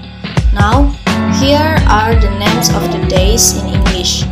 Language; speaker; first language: English; non-native, learner; Indonesian